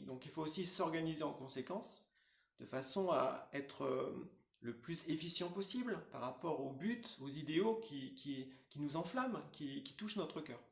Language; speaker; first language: French; native; French